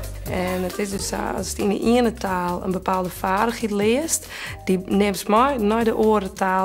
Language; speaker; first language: Dutch; non-native, local second language; Western Frisian